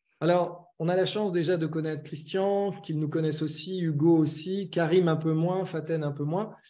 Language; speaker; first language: French; native; French